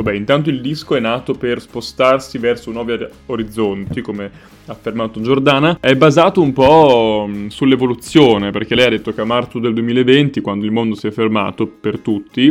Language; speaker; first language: Italian; native; Italian